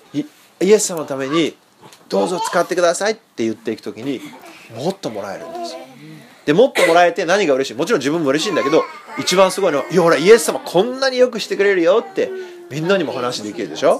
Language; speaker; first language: Japanese; native; Japanese